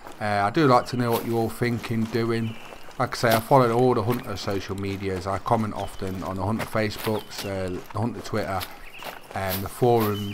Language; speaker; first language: English; native; English